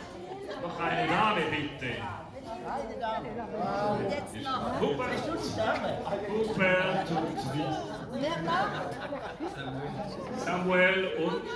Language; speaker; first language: German; non-native, local second language; French